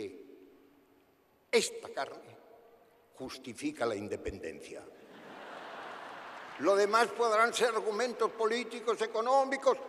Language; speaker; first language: Spanish; native; Spanish